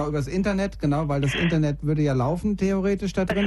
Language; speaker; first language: German; native; German